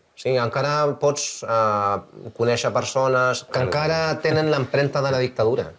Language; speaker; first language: Catalan; non-native, fluent; Spanish